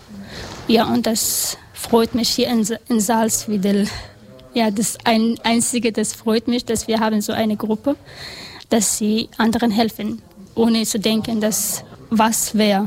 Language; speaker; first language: German; non-native, learner; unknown